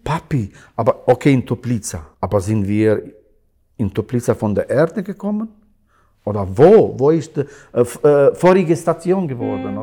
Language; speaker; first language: German; non-native, learner; Albanian